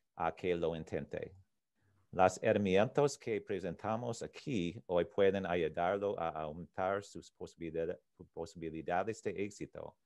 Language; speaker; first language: Spanish; non-native, learner; English